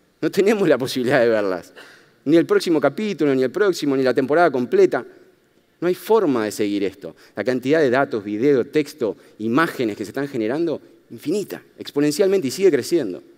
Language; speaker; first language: Spanish; native; Spanish